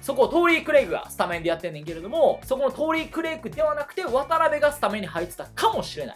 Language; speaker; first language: Japanese; native; Japanese